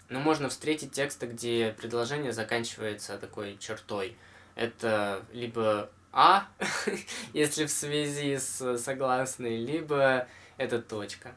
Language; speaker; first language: Russian; native; Russian